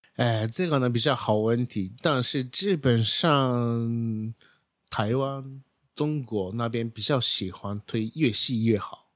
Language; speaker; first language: Chinese; non-native, fluent; Japanese